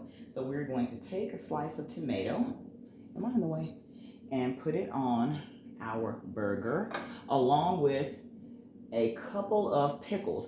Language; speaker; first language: English; native; English